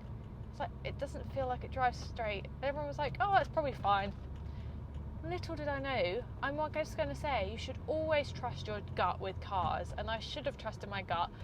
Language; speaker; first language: English; native; English